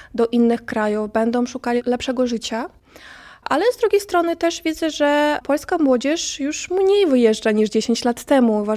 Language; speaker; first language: Polish; non-native, fluent; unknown